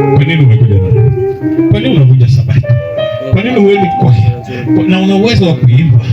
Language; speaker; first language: Swahili; non-native, local second language; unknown